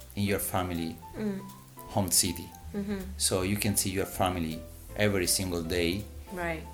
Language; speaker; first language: English; non-native, learner; Italian